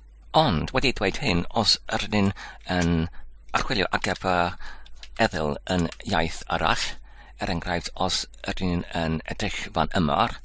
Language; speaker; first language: Welsh; non-native, fluent; English